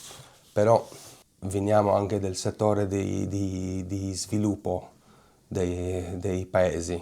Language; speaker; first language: Italian; non-native, fluent; Hebrew